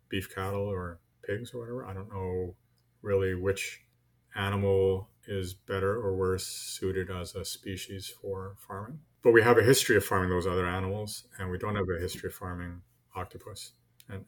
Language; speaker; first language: English; native; English